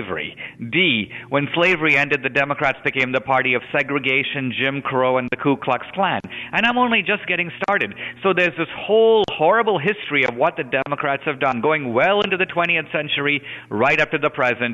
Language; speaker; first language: English; non-native, local second language; Hindi